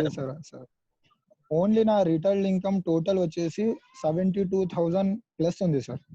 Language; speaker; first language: Telugu; non-native, local second language; Urdu